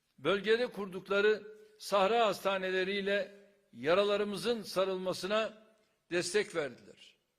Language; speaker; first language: Turkish; native; Turkish